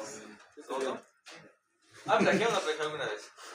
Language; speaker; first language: Spanish; native; Spanish